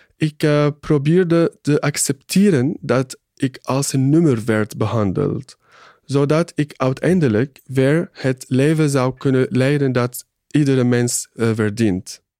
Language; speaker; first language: Dutch; non-native, fluent; Arabic